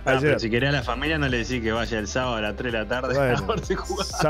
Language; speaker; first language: Spanish; native; Spanish